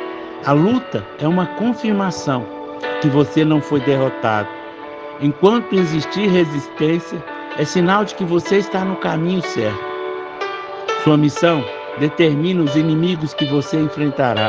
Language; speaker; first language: Portuguese; native; Portuguese